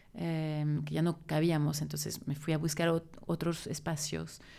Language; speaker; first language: Spanish; non-native, fluent; French